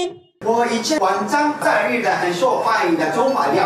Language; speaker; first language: Chinese; non-native, fluent; Japanese